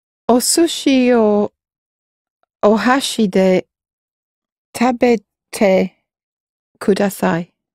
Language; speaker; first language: Japanese; non-native, learner; English